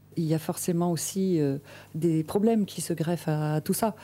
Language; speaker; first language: French; non-native, local second language; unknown